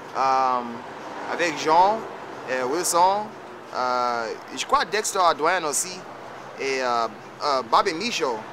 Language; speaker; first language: French; non-native, fluent; English